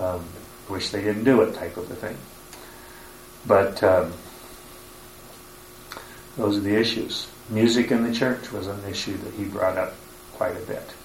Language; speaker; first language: English; native; English